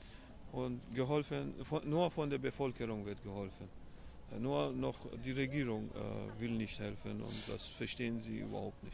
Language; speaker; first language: German; non-native, fluent; Persian